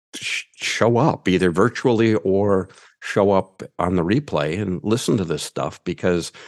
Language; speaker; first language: English; native; English